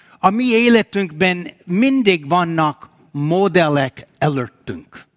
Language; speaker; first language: Hungarian; non-native, fluent; English